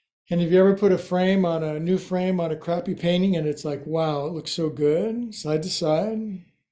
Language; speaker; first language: English; native; English